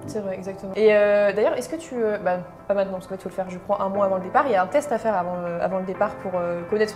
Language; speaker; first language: French; native; French